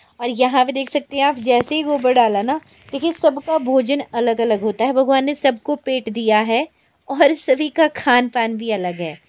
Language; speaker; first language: Hindi; native; Hindi